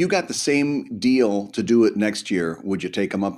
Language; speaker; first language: English; native; English